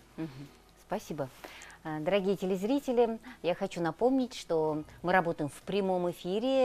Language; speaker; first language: Russian; native; Russian